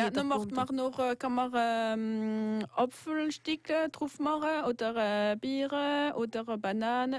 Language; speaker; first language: German; non-native, local second language; French